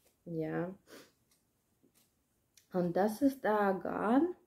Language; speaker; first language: German; non-native, learner; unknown